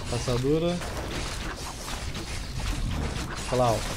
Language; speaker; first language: Portuguese; native; Portuguese